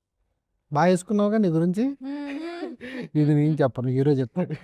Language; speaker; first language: Telugu; native; Telugu